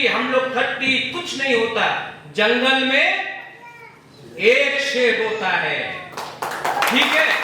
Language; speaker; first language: Hindi; non-native, local second language; Bangla